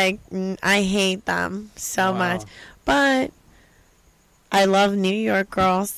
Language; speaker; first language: English; non-native, fluent; Portuguese